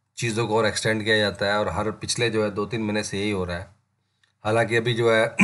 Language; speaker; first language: Hindi; native; Hindi